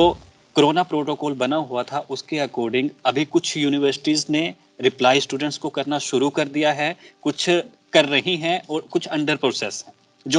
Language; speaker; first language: Hindi; native; Hindi